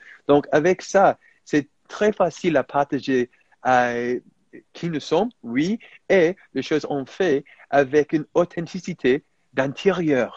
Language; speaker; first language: French; non-native, fluent; English